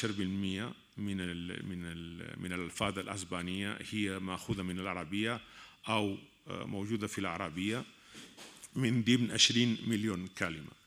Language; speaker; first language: Arabic; non-native, fluent; Catalan